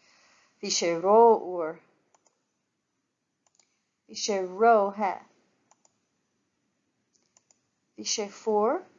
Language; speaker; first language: Irish; non-native, local second language; English